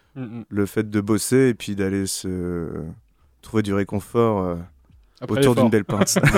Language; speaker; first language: French; native; French